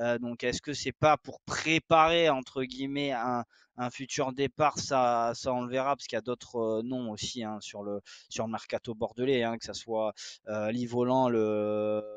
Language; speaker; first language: French; native; French